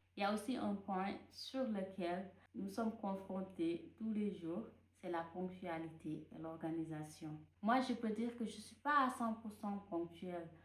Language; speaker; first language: French; non-native, local second language; Wolof